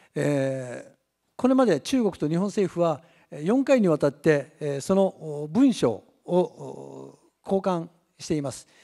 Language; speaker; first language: Japanese; native; Japanese